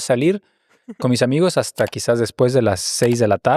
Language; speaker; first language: Spanish; native; Spanish